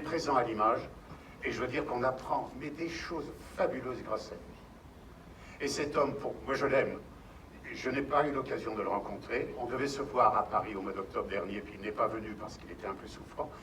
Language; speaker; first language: French; native; French